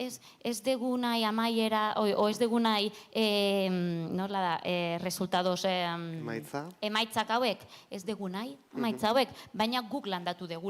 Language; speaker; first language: Basque; non-native, local second language; Catalan